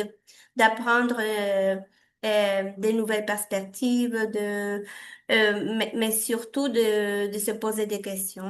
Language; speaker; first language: French; non-native, fluent; Spanish